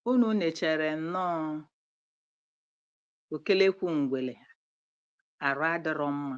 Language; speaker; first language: Igbo; native; Igbo